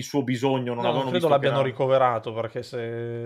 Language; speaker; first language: Italian; native; Italian